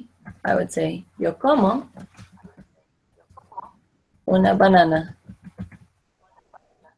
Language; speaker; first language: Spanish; non-native, fluent; English